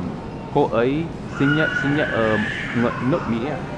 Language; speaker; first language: Vietnamese; non-native, learner; English